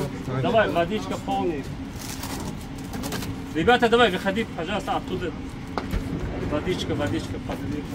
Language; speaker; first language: Russian; non-native, learner; Tajik